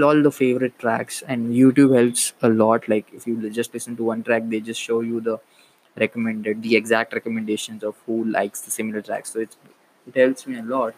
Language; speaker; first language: English; non-native, local second language; Marathi